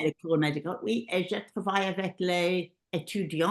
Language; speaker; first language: French; non-native, learner; English